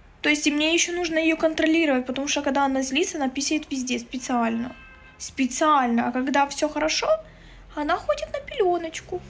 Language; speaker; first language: Russian; non-native, local second language; Ukrainian